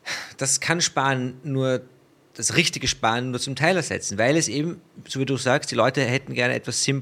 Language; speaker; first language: German; native; German